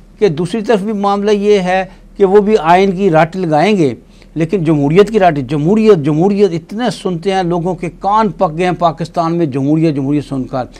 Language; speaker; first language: Hindi; native; Hindi